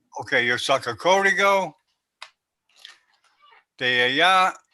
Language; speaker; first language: Spanish; non-native, learner; English